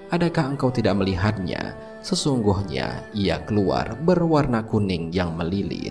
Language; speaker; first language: Indonesian; native; Indonesian